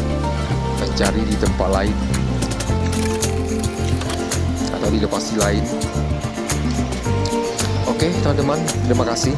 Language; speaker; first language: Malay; non-native, local second language; Achinese